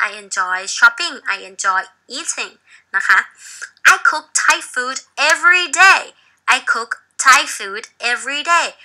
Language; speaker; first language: English; non-native, fluent; Thai